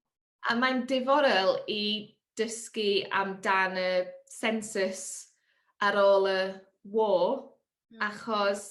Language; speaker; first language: Welsh; non-native, learner; English